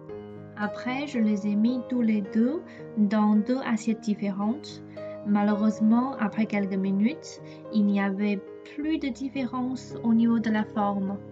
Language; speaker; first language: French; non-native, fluent; Chinese